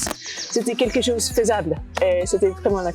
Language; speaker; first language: French; non-native, fluent; English